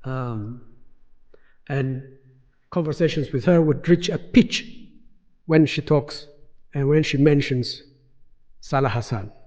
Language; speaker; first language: English; non-native, local second language; Amharic